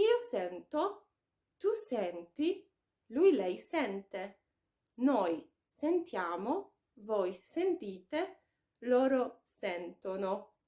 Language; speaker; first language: Italian; non-native, fluent; Polish